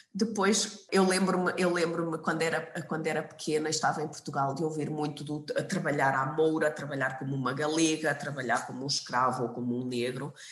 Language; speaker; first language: Portuguese; native; Portuguese